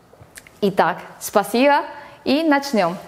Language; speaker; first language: Russian; non-native, fluent; Spanish